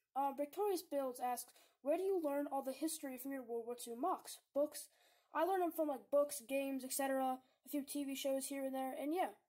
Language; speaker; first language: English; native; English